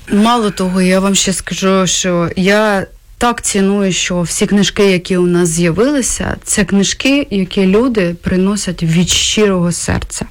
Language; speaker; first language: Ukrainian; native; Ukrainian